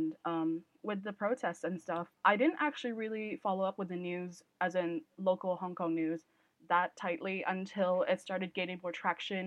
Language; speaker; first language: English; non-native, local second language; Cantonese